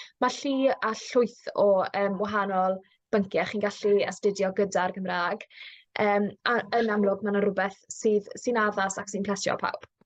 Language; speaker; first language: Welsh; native; Welsh